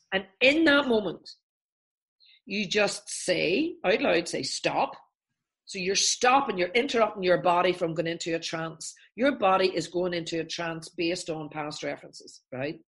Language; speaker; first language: English; native; English